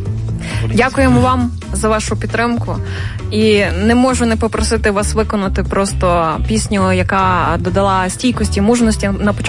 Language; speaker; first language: Ukrainian; native; Ukrainian